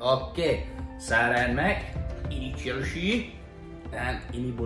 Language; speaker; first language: Indonesian; non-native, learner; English